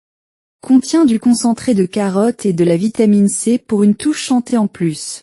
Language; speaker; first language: French; non-native, learner; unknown